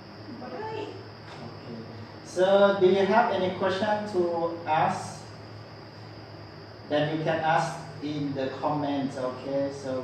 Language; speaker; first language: English; non-native, learner; Lao